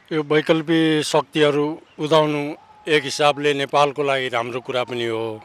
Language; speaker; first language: Nepali; native; Nepali